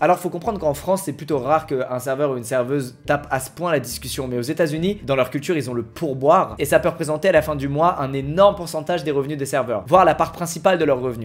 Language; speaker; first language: French; native; French